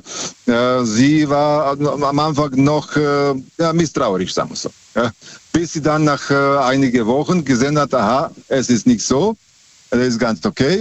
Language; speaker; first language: German; non-native, fluent; Serbian